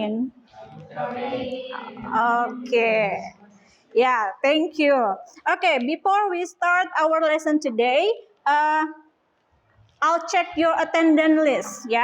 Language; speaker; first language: English; non-native, learner; Indonesian